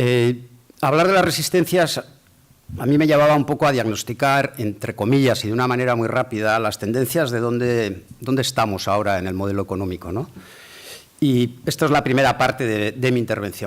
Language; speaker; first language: Spanish; native; Spanish